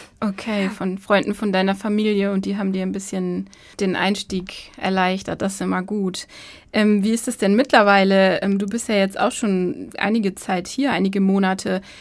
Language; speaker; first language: German; native; German